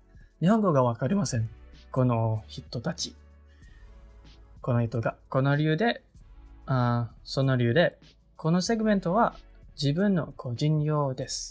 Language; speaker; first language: Japanese; non-native, learner; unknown